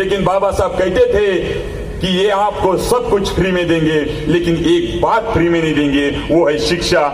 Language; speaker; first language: Hindi; non-native, local second language; Marathi